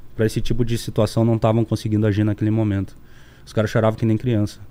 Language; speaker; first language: Portuguese; native; Portuguese